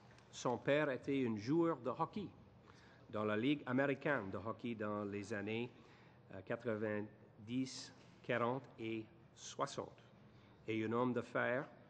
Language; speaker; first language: French; non-native, learner; English